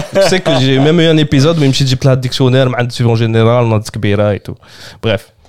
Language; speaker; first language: French; non-native, local second language; Arabic